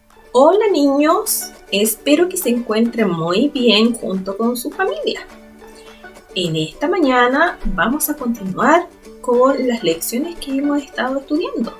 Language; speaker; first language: Spanish; native; Spanish